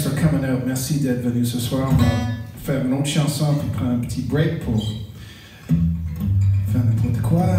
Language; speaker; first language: French; non-native, local second language; English